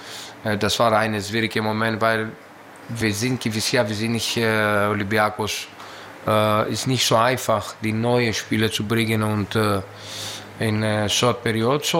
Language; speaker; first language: German; non-native, learner; Greek